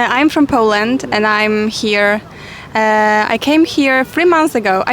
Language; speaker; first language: English; non-native, fluent; Polish